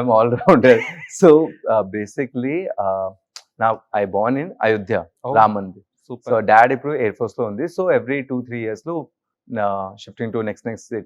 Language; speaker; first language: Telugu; non-native, local second language; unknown